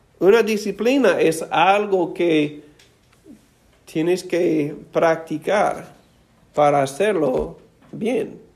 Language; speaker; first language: Spanish; non-native, fluent; English